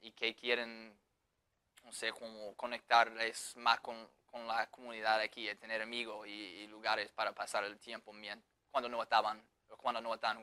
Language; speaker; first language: Spanish; non-native, fluent; English